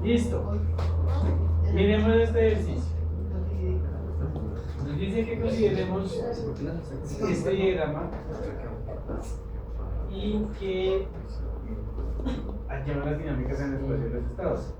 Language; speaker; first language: Spanish; native; Spanish